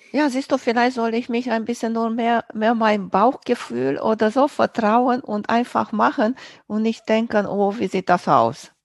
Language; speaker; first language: German; non-native, fluent; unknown